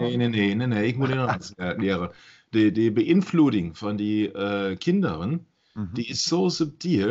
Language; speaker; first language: Dutch; non-native, learner; German